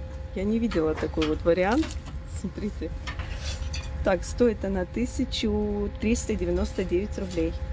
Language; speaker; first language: Russian; native; Russian